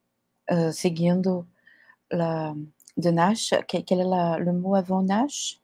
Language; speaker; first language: French; non-native, fluent; Portuguese